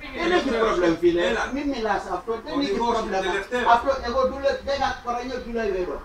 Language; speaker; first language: Greek; non-native, learner; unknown